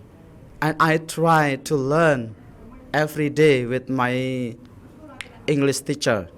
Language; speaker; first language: English; non-native, learner; Indonesian